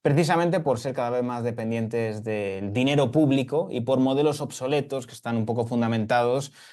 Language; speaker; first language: Spanish; native; Spanish